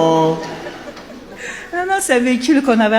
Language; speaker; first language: French; native; French